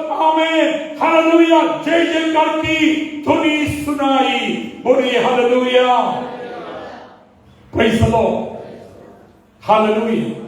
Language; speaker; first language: Hindi; non-native, local second language; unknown